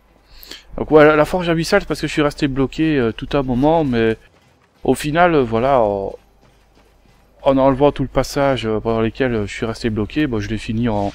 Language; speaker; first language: French; native; French